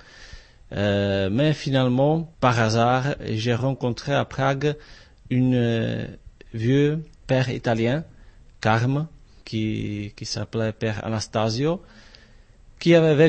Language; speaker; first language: French; non-native, fluent; Czech